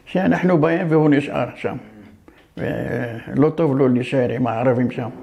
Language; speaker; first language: Hebrew; early bilingual, other home language; Arabic